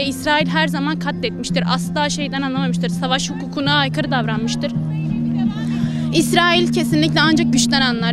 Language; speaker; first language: Turkish; native; Turkish